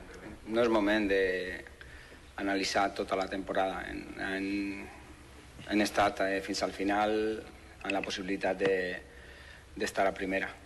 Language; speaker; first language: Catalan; non-native, local second language; Spanish